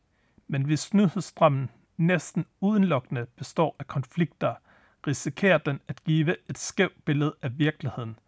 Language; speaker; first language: Danish; native; Danish